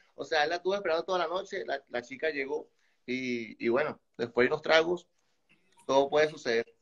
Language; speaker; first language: Spanish; native; Spanish